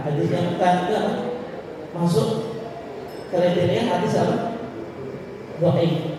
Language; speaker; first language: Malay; non-native, local second language; Javanese